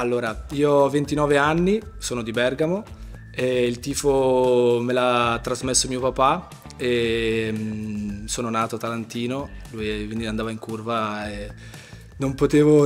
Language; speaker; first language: Italian; native; Italian